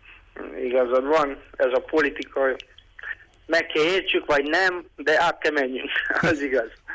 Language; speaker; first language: Hungarian; non-native, local second language; Romanian